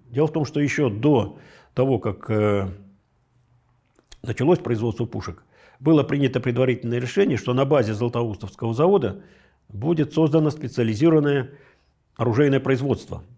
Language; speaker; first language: Russian; native; Russian